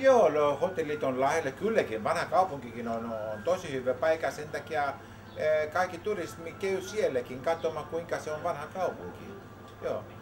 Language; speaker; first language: Finnish; non-native, learner; Greek